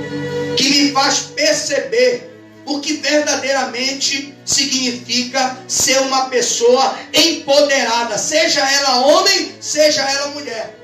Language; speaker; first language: Portuguese; native; Portuguese